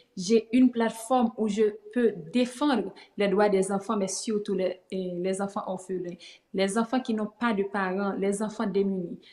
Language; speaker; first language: French; native; French